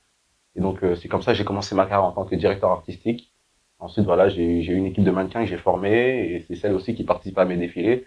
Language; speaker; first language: French; native; French